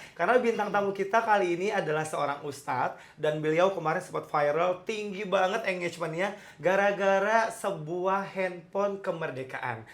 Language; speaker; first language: Indonesian; native; Indonesian